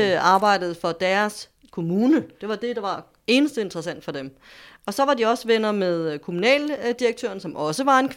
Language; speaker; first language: Danish; native; Danish